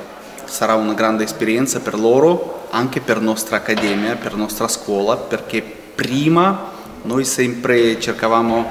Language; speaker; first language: Italian; non-native, fluent; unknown